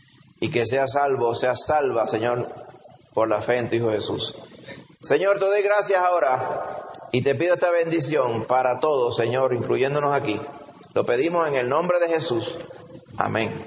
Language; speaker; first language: Spanish; native; Spanish